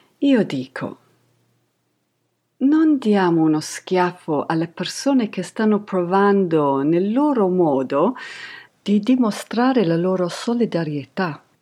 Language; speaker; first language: Italian; non-native, fluent; English